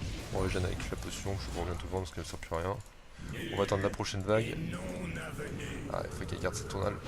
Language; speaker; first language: French; native; French